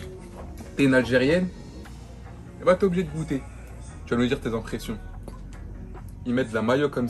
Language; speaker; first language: French; native; French